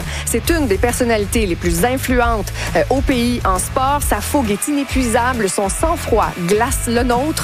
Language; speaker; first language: French; native; French